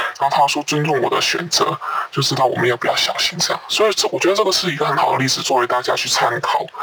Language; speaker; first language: Chinese; non-native, local second language; Cantonese